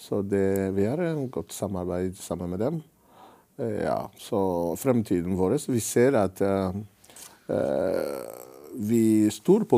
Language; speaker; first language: Norwegian; non-native, fluent; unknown